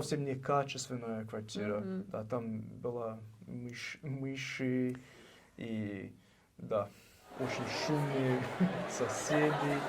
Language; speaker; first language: Russian; non-native, learner; English